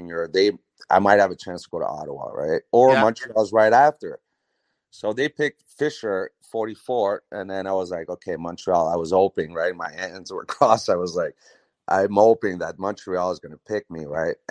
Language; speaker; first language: English; non-native, fluent; French